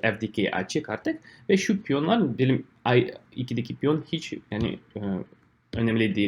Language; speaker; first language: Turkish; non-native, fluent; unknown